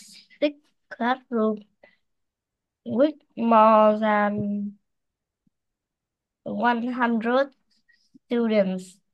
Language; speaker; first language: English; non-native, learner; Vietnamese